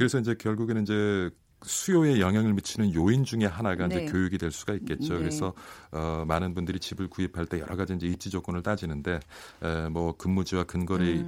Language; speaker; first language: Korean; native; Korean